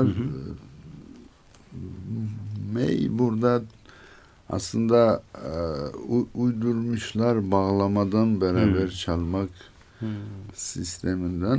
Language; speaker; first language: Turkish; non-native, learner; Armenian